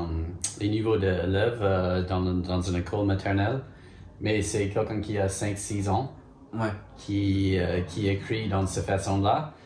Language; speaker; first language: French; non-native, fluent; English